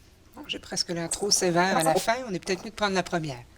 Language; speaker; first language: French; native; French